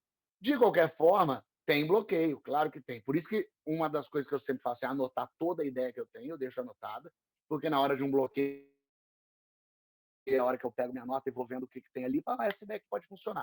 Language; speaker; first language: Portuguese; native; Portuguese